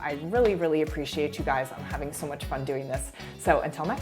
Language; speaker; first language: English; native; English